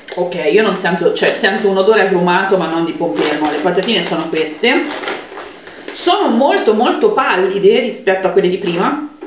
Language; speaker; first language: Italian; native; Italian